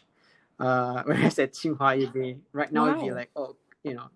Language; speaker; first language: English; native; English